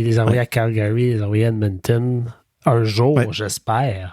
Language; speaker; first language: French; native; French